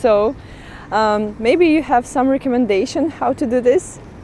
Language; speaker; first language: English; non-native, learner; Russian